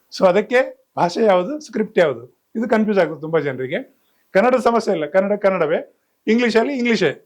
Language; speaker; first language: Kannada; native; Kannada